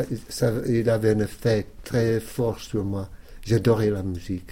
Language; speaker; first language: French; non-native, fluent; English